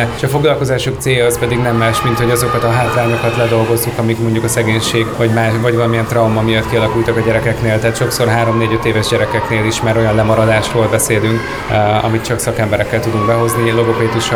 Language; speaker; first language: Hungarian; native; Hungarian